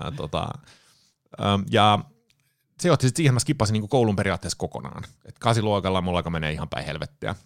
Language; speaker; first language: Finnish; early bilingual, heritage; Finnish